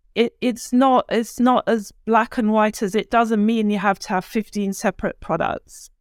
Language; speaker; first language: English; early bilingual, other home language; Turkish